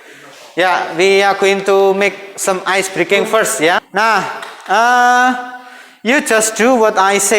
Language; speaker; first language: English; non-native, fluent; Indonesian